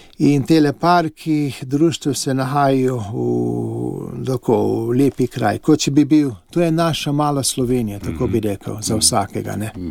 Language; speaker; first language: Slovenian; early bilingual, heritage; English